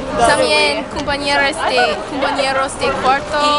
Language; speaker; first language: Spanish; non-native, learner; English